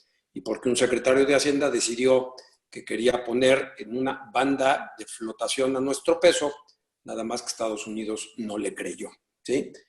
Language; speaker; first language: Spanish; native; Spanish